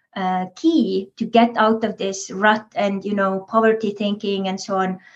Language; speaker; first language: English; non-native, fluent; Estonian